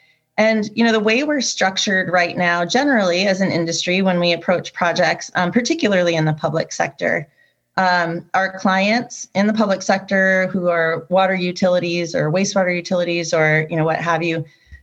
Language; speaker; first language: English; native; English